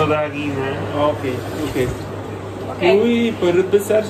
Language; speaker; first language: Indonesian; non-native, learner; Spanish